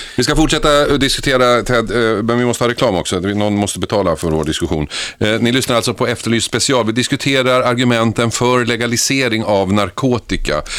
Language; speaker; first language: Swedish; native; Swedish